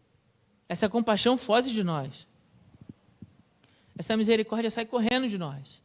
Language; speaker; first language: Portuguese; native; Portuguese